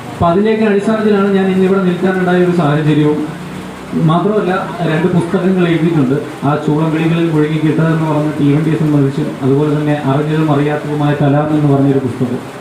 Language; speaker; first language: Malayalam; native; Malayalam